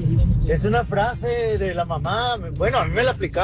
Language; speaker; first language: Spanish; native; Spanish